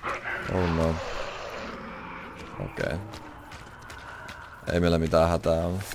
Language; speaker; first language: Finnish; native; Finnish